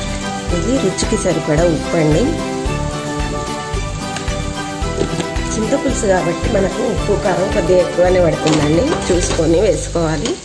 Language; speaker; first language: Telugu; native; Telugu